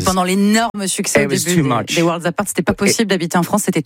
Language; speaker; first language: French; native; French